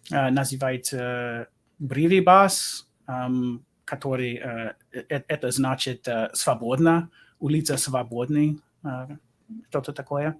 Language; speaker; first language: Russian; non-native, learner; English